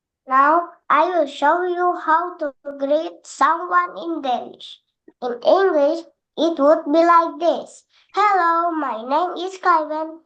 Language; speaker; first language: English; non-native, learner; Indonesian